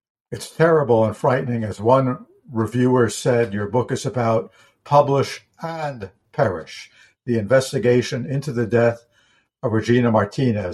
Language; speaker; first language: English; native; English